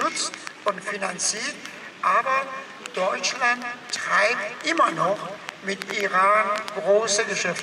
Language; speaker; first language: German; non-native, fluent; Persian